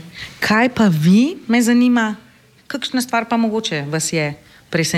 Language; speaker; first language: Slovenian; native; Slovenian